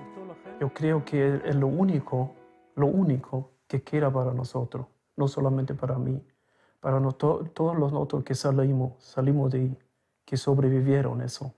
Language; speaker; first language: Spanish; non-native, local second language; German